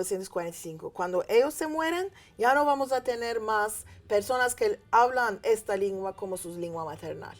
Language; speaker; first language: Spanish; early bilingual, heritage; Spanish